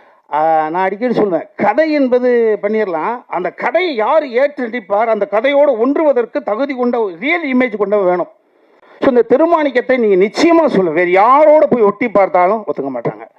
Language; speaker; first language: Tamil; native; Tamil